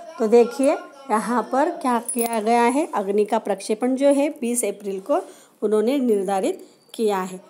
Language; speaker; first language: Hindi; non-native, local second language; Marathi